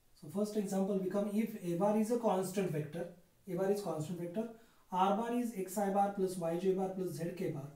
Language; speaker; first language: English; non-native, local second language; Marathi